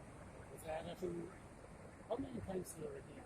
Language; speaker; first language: English; non-native, fluent; German